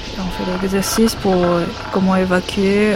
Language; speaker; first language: French; non-native, learner; Japanese